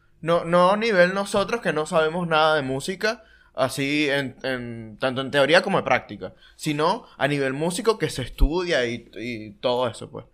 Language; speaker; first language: Spanish; native; Spanish